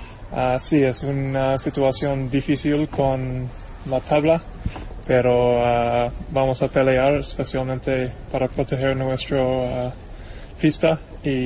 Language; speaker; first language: Spanish; non-native, fluent; English